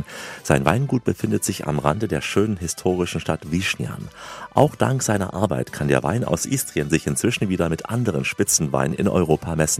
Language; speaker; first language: German; native; German